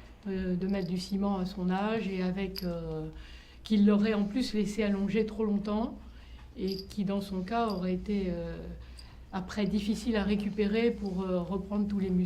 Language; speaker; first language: French; native; French